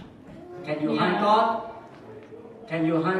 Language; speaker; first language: English; non-native, learner; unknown